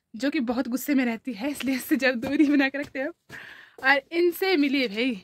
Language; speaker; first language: Hindi; non-native, local second language; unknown